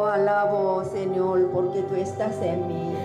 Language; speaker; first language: Spanish; non-native, learner; Korean